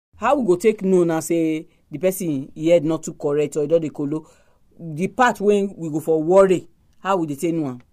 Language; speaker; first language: Nigerian Pidgin; native; Nigerian Pidgin